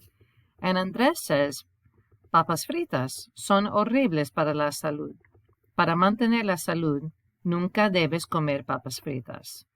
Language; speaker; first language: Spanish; non-native, fluent; English